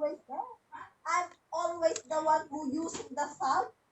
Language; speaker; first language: English; non-native, learner; Filipino